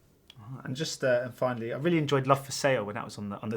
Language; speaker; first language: English; native; English